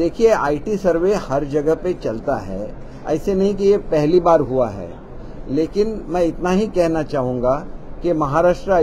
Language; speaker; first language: Hindi; non-native, local second language; Marathi